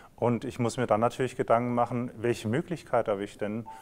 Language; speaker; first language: German; native; German